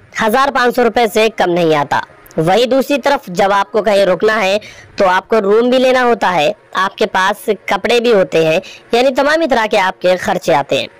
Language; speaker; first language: Hindi; native; Hindi